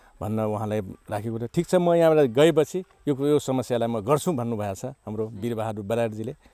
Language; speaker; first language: Nepali; non-native, local second language; Rana Tharu